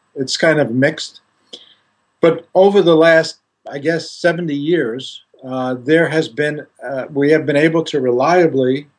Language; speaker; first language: English; non-native, fluent; Greek